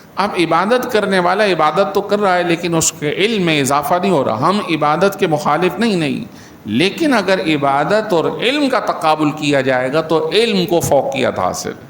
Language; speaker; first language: Urdu; native; Urdu